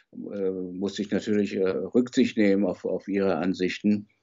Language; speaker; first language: German; native; German